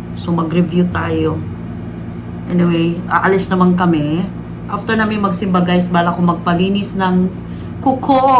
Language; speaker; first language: Filipino; non-native, local second language; Cebuano